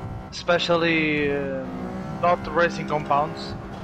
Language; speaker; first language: English; non-native, fluent; Portuguese